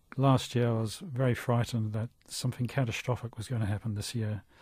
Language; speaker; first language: English; native; English